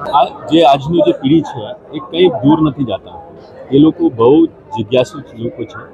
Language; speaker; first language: Gujarati; non-native, learner; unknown